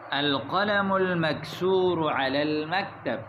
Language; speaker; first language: Arabic; non-native, fluent; Urdu